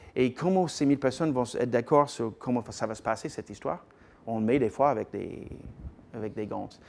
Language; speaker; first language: French; non-native, fluent; English